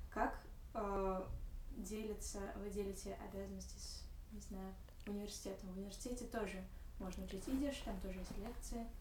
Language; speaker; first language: Russian; native; Russian